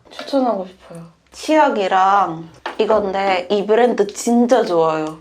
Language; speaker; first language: Korean; non-native, fluent; Indonesian